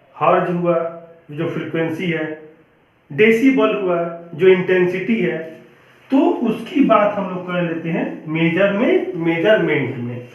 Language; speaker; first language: Hindi; native; Hindi